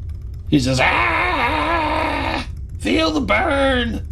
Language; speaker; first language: English; native; English